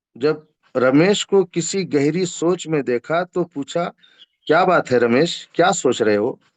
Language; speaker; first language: Hindi; non-native, local second language; Urdu